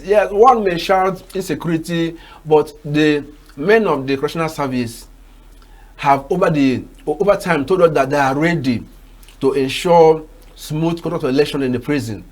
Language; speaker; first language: English; non-native, local second language; Igbo